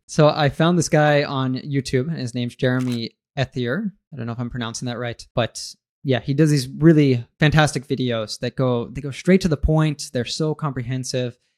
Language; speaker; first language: English; native; English